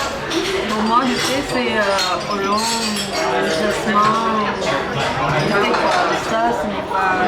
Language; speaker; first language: French; non-native, learner; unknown